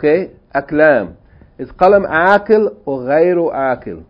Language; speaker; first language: Arabic; non-native, fluent; English